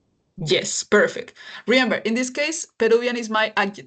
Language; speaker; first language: English; non-native, fluent; Spanish